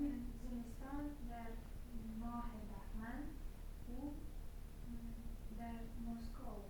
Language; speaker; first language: Persian; non-native, learner; Russian